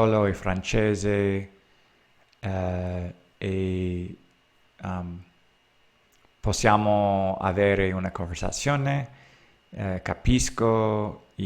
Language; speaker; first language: Italian; non-native, learner; English